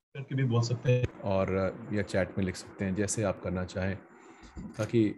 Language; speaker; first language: Hindi; native; Hindi